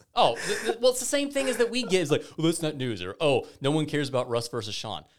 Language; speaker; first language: English; native; English